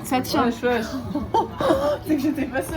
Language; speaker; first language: French; native; French